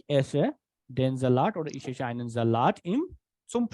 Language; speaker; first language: German; non-native, fluent; Hindi